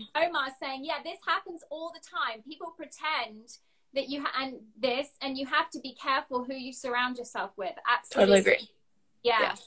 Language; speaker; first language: English; native; English